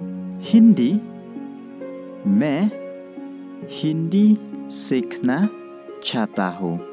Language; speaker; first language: Hindi; non-native, local second language; Khasi